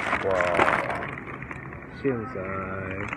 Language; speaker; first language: Chinese; non-native, learner; English